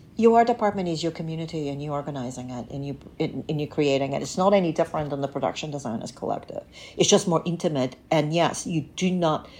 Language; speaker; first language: English; early bilingual, other home language; Bulgarian